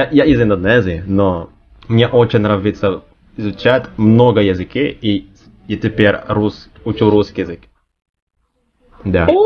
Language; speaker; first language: Russian; non-native, learner; Indonesian